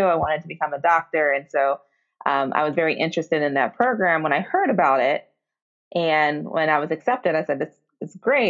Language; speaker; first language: English; native; English